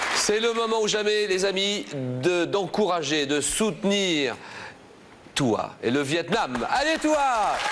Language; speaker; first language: French; native; French